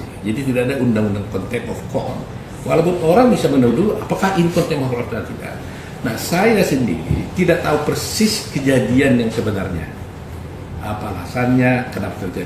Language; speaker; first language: Indonesian; native; Indonesian